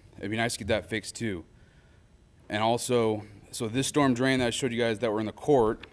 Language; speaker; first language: English; native; English